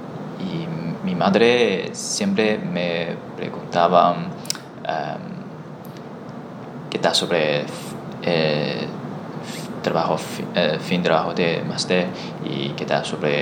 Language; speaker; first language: Spanish; non-native, learner; Chinese